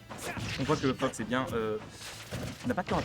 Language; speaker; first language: French; native; French